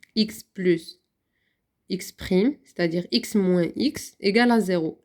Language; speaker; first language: French; non-native, local second language; Arabic